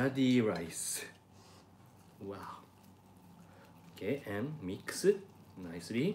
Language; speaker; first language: English; non-native, learner; Japanese